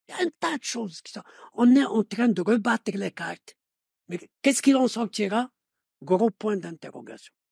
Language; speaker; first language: French; non-native, local second language; Arabic